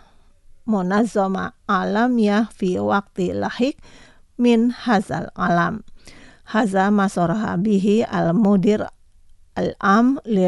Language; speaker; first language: Arabic; non-native, fluent; Indonesian